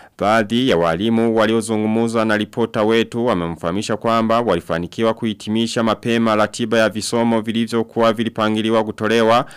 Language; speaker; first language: Swahili; non-native, local second language; Rundi